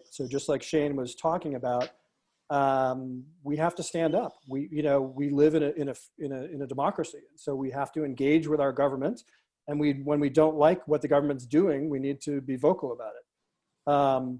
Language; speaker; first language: English; native; English